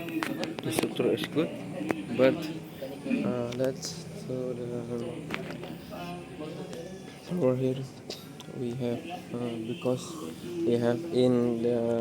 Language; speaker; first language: English; non-native, learner; Indonesian